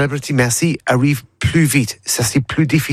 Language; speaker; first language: French; non-native, learner; English